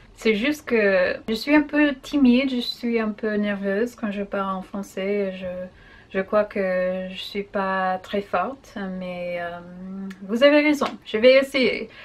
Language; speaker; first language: French; non-native, learner; English